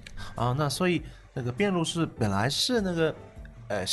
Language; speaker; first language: Chinese; non-native, fluent; Japanese